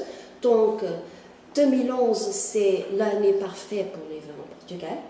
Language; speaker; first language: French; non-native, fluent; Portuguese